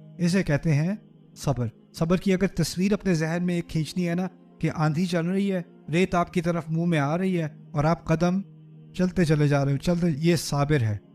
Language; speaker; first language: Urdu; early bilingual, heritage; Urdu